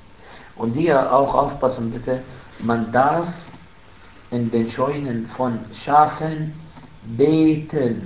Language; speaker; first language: German; non-native, fluent; Arabic